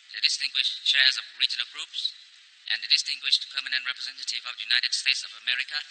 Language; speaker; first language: English; non-native, fluent; Thai